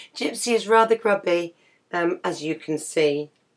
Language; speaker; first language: English; native; English